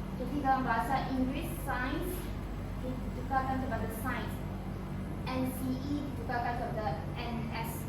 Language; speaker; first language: Malay; non-native, local second language; Chinese